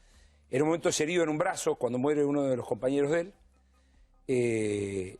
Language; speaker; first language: Spanish; native; Spanish